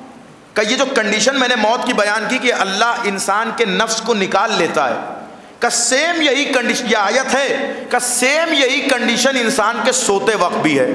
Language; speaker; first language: Urdu; native; Urdu